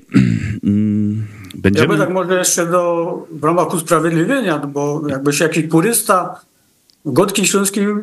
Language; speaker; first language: Polish; native; Polish